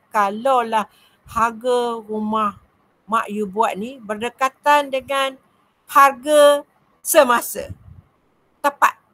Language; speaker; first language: Malay; native; Malay